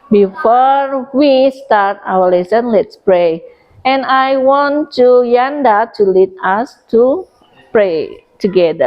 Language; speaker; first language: English; non-native, local second language; Indonesian